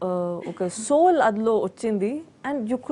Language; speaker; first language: Telugu; non-native, fluent; Tamil